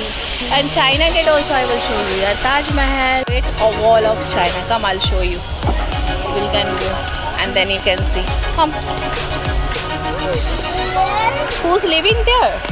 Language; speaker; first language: English; non-native, learner; Hindi